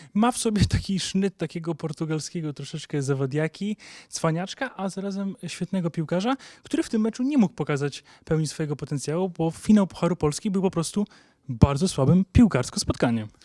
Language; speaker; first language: Polish; native; Polish